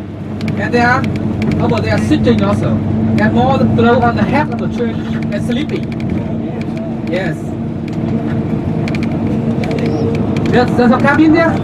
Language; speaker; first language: English; non-native, learner; Vietnamese